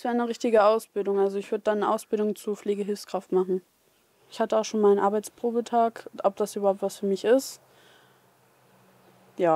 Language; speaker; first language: German; native; German